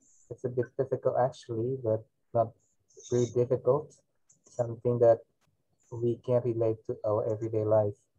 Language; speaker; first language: English; non-native, fluent; Indonesian